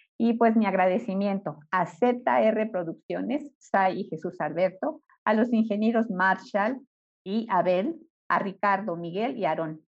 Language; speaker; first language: Spanish; native; Spanish